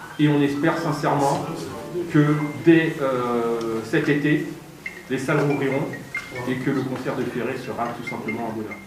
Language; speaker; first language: French; native; French